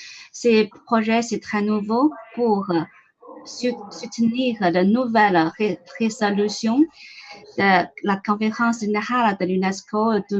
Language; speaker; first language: French; non-native, learner; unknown